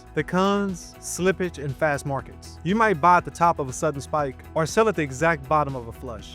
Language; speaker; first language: English; native; English